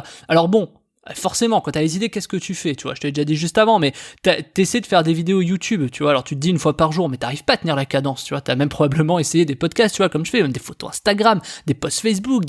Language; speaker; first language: French; native; French